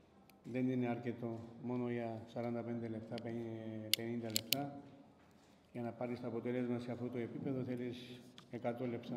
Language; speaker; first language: Greek; non-native, fluent; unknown